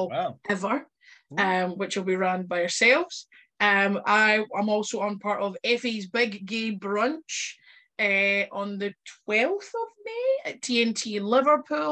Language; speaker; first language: English; native; English